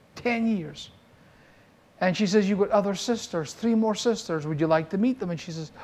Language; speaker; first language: English; native; English